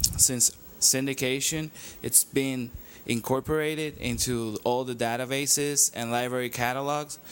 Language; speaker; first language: English; non-native, local second language; Spanish